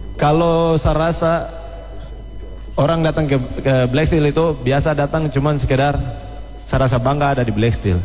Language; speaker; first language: Indonesian; native; Indonesian